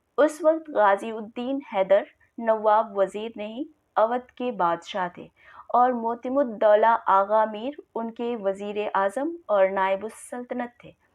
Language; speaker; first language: Urdu; native; Urdu